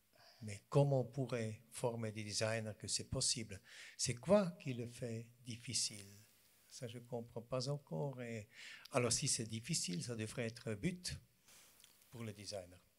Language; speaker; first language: French; non-native, fluent; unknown